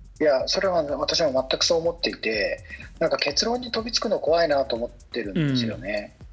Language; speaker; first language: Japanese; native; Japanese